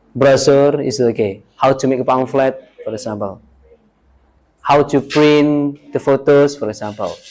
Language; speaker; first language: English; non-native, learner; Indonesian